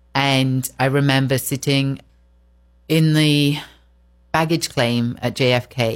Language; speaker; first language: English; native; English